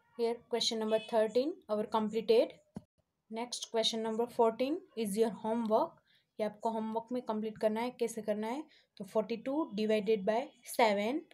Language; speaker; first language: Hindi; non-native, local second language; Gujarati